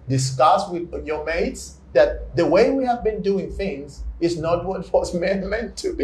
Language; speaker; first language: English; non-native, fluent; Portuguese